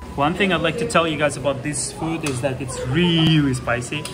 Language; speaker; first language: English; non-native, fluent; Russian